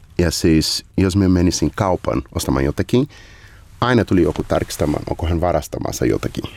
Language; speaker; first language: Finnish; non-native, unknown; Portuguese